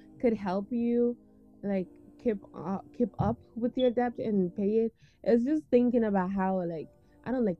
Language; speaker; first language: English; non-native, local second language; Wolof